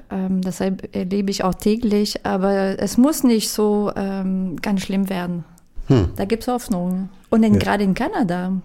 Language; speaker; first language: German; non-native, fluent; French